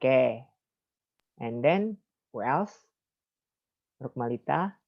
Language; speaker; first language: English; non-native, fluent; Indonesian